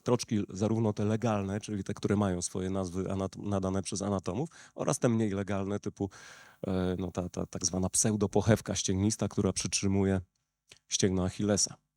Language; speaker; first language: Polish; native; Polish